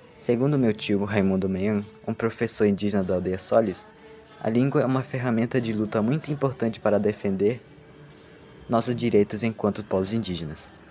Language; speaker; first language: Portuguese; non-native, local second language; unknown